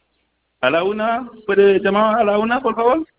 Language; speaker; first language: Spanish; non-native, learner; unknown